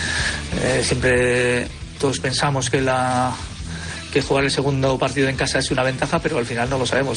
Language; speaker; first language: Spanish; non-native, learner; Norwegian